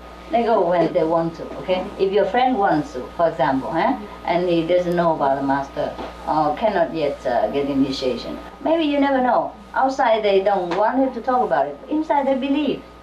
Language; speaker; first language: English; non-native, fluent; Vietnamese